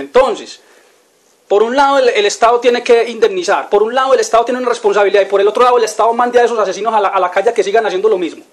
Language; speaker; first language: Spanish; native; Spanish